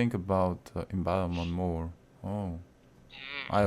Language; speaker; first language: English; non-native, learner; Korean